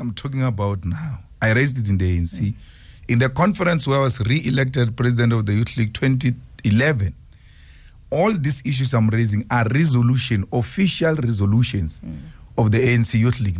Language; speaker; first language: English; non-native, local second language; Northern Sotho